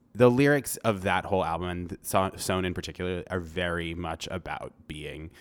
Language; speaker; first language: English; native; English